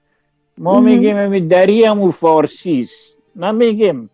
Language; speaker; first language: Persian; native; Persian